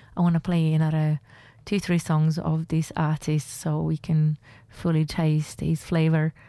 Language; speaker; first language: English; non-native, fluent; Italian